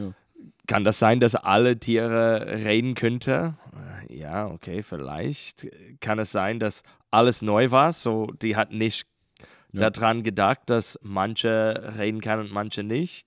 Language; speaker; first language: German; non-native, learner; English